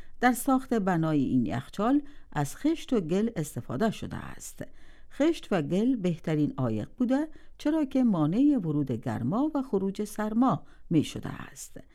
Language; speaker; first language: Persian; native; Persian